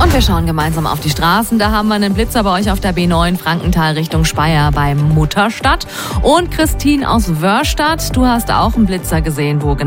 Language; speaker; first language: German; native; German